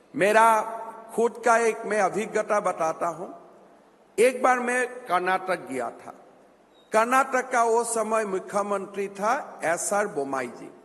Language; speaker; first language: Hindi; non-native, local second language; Assamese